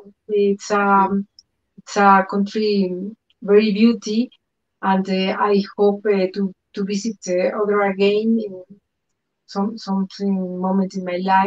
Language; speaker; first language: English; non-native, learner; Spanish